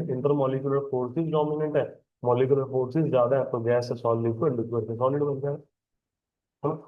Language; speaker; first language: Hindi; non-native, local second language; Punjabi